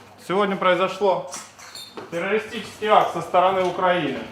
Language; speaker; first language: Russian; native; Russian